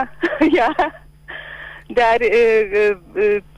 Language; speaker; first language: Norwegian; non-native, learner; Lithuanian